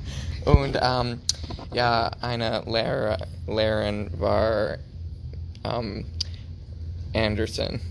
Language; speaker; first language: German; non-native, learner; English